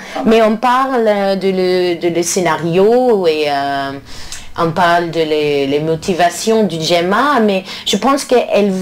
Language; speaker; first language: French; non-native, learner; English